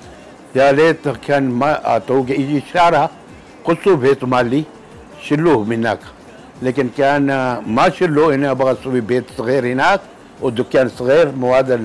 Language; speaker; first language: Arabic; non-native, local second language; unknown